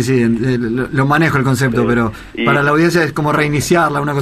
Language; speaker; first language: Spanish; native; Spanish